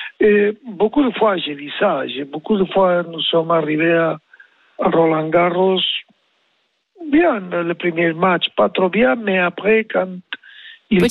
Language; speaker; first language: French; non-native, learner; Spanish